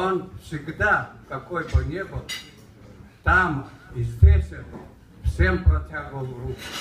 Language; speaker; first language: Russian; non-native, local second language; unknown